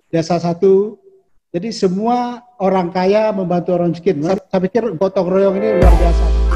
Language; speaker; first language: Indonesian; native; Indonesian